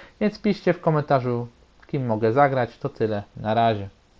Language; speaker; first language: Polish; native; Polish